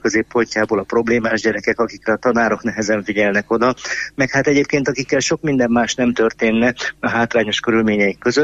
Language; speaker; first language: Hungarian; native; Hungarian